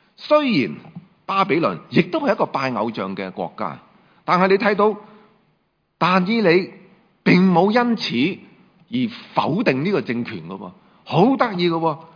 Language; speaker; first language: Chinese; non-native, local second language; Cantonese